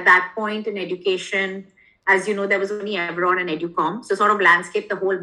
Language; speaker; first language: English; non-native, local second language; Hindi